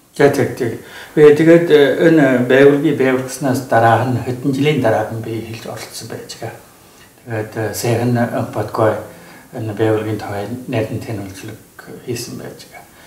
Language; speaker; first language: Mongolian; native; Mongolian